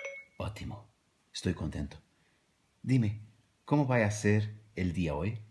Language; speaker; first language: Spanish; non-native, learner; Portuguese